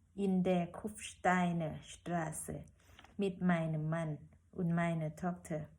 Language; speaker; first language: German; non-native, learner; Thai